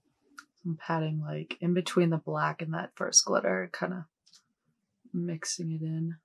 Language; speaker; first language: English; native; English